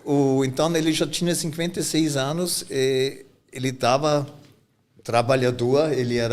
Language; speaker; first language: Portuguese; non-native, fluent; German